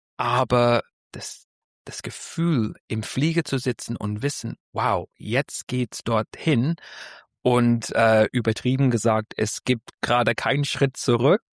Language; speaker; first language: German; non-native, fluent; English